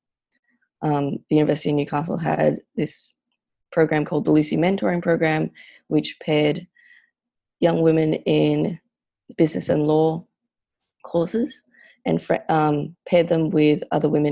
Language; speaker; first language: English; non-native, local second language; Filipino